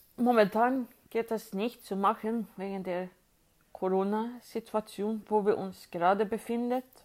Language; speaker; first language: German; non-native, fluent; Swedish